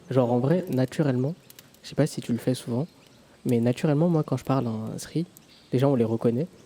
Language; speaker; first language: French; early bilingual, other home language; Tamil